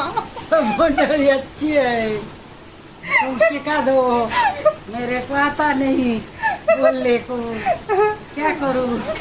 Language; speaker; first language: Hindi; non-native, local second language; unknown